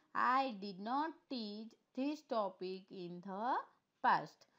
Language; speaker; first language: English; non-native, local second language; Gujarati